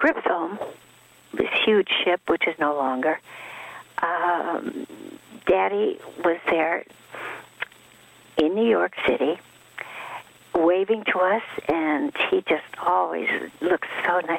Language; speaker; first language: English; early bilingual, other home language; Swedish